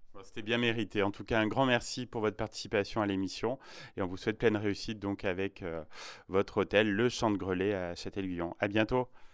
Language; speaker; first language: French; native; French